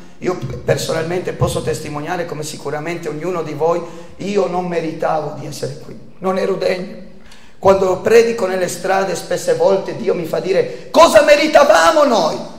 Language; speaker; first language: Italian; non-native, fluent; Spanish